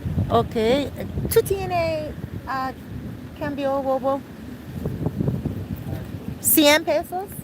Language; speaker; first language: Spanish; non-native, learner; English